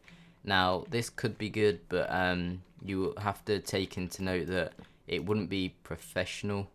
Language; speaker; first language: English; native; English